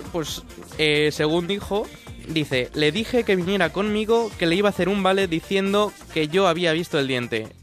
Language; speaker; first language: Spanish; native; Spanish